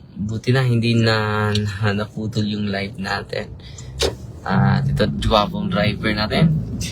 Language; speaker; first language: Filipino; non-native, local second language; Cebuano